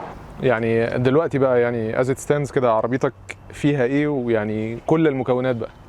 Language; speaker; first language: Arabic; native; Arabic